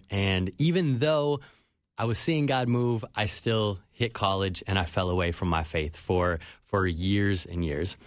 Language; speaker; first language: English; native; English